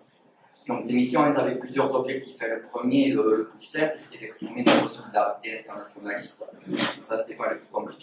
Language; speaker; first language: French; native; French